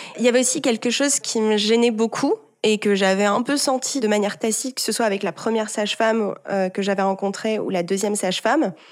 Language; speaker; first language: French; early bilingual, heritage; French